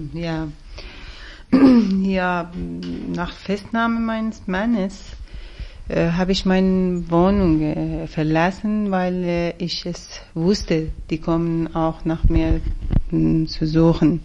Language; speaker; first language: German; non-native, fluent; Persian